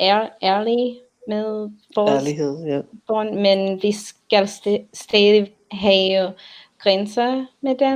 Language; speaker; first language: Danish; non-native, learner; English